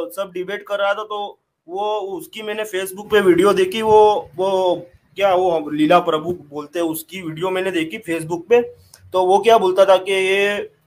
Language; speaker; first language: Hindi; non-native, local second language; Gujarati